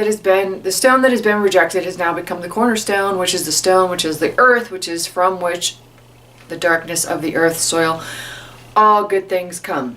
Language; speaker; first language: English; native; English